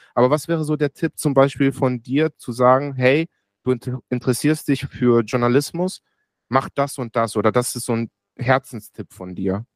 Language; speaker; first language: German; native; German